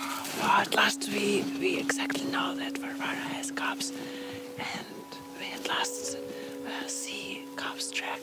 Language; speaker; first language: English; non-native, learner; Russian